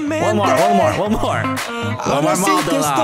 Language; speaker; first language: English; non-native, learner; Portuguese